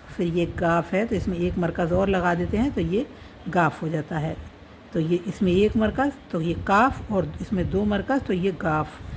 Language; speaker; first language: Hindi; native; Hindi